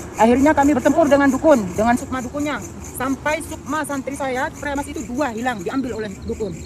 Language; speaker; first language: Indonesian; non-native, local second language; Madurese